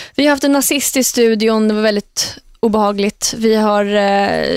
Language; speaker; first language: Swedish; native; Swedish